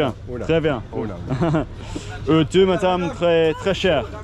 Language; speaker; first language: French; non-native, learner; English